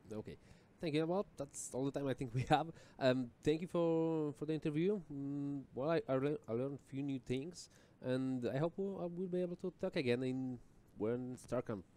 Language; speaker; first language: English; non-native, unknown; Polish